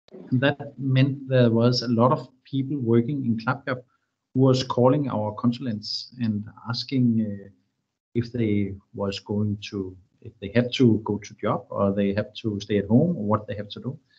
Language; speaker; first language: English; non-native, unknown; Danish